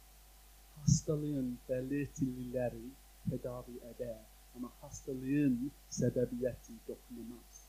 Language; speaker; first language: Turkish; non-native, fluent; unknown